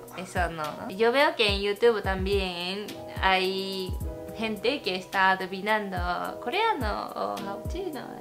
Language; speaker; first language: Spanish; non-native, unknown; Japanese